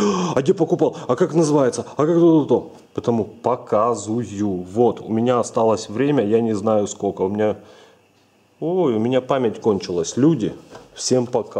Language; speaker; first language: Russian; native; Russian